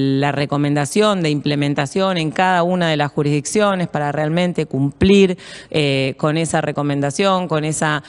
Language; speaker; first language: Spanish; native; Spanish